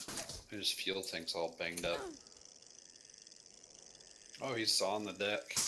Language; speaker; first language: English; native; English